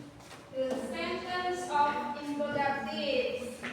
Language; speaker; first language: English; non-native, learner; Indonesian